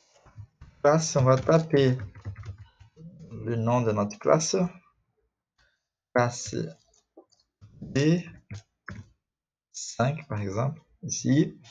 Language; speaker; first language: French; non-native, fluent; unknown